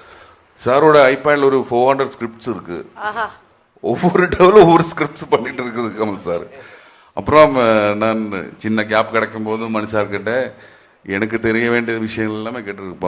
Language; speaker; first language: Tamil; non-native, learner; Malayalam